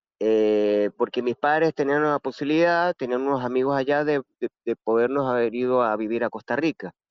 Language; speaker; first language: Spanish; native; Spanish